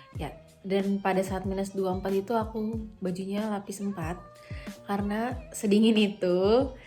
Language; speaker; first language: Indonesian; native; Indonesian